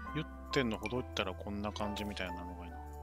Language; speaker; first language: Japanese; native; Japanese